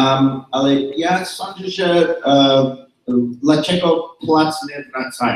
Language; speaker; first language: Polish; non-native, learner; English